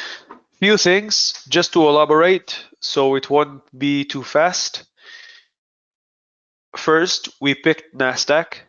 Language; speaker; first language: English; non-native, fluent; Hebrew